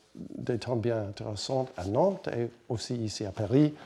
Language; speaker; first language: French; non-native, learner; English